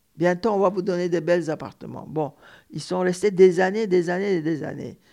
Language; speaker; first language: French; non-native, fluent; Turkish